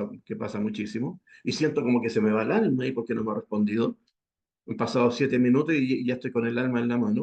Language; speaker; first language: Spanish; native; Spanish